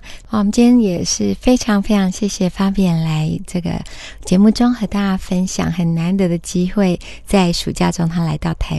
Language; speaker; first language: Chinese; native; Chinese